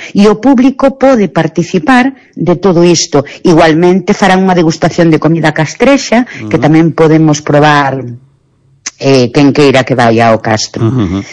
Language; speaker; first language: Galician; native; Galician